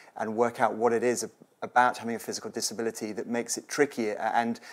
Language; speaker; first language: English; native; English